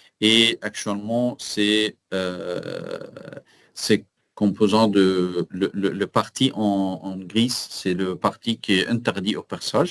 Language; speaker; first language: French; non-native, learner; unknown